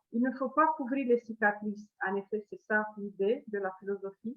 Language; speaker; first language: French; non-native, fluent; Romanian